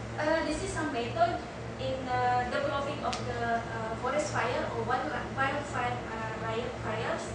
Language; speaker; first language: English; non-native, fluent; Indonesian